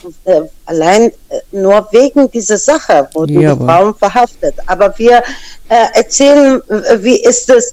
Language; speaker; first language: German; non-native, fluent; Persian